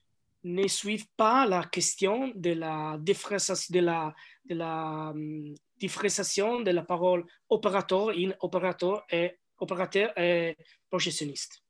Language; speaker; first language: French; non-native, learner; Italian